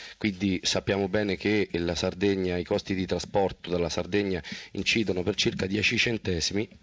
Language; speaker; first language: Italian; native; Italian